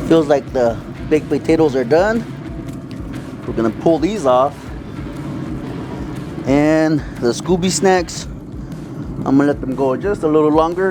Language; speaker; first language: English; native; English